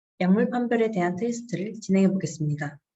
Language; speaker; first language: Korean; native; Korean